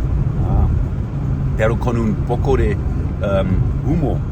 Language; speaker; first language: Spanish; non-native, learner; German